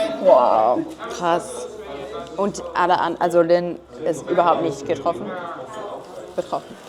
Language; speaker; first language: German; non-native, fluent; French